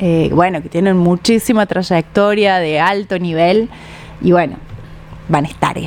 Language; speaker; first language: Spanish; native; Spanish